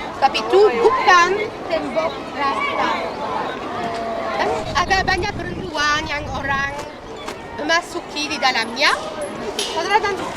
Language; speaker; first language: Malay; non-native, fluent; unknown